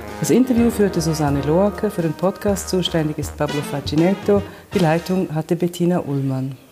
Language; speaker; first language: German; native; German